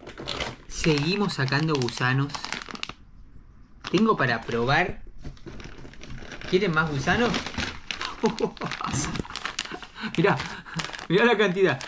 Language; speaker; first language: Spanish; native; Spanish